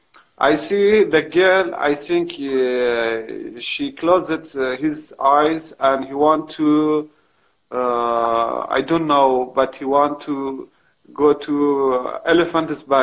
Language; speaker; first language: English; non-native, learner; Kurdish